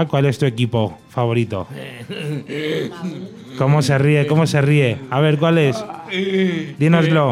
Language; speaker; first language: Spanish; native; Spanish